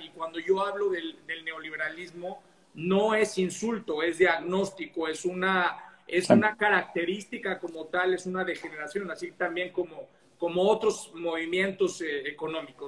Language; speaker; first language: Spanish; native; Spanish